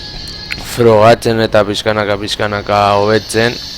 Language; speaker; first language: Basque; non-native, local second language; Spanish